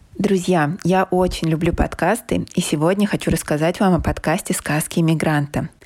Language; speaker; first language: Russian; native; Russian